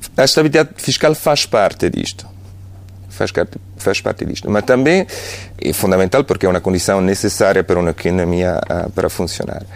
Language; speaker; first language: Portuguese; non-native, fluent; Italian